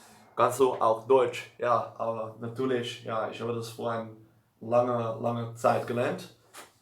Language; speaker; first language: German; non-native, learner; Dutch